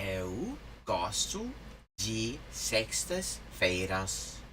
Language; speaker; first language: Portuguese; non-native, learner; English